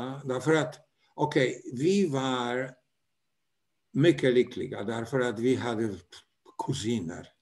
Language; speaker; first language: Swedish; non-native, fluent; Polish